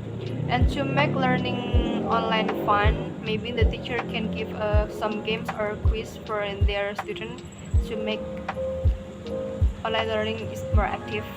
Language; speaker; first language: English; non-native, learner; Indonesian